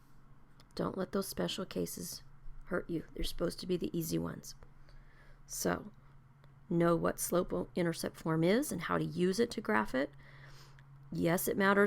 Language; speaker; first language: English; native; English